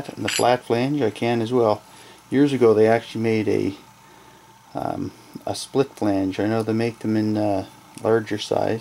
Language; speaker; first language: English; native; English